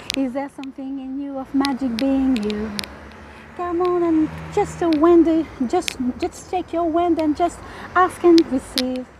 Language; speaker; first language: English; non-native, learner; French